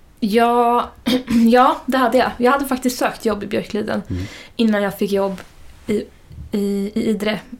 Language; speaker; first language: Swedish; native; Swedish